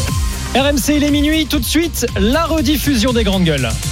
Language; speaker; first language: French; native; French